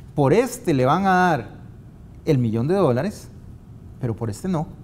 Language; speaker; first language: Spanish; native; Spanish